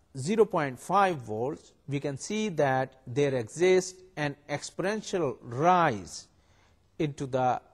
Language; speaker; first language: English; non-native, local second language; Urdu